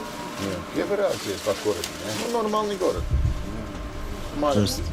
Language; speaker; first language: Russian; non-native, learner; English